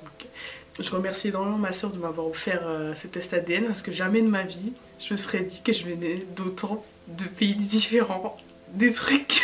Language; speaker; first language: French; native; French